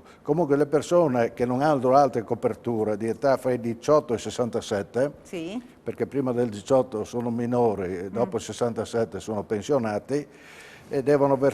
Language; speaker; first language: Italian; native; Italian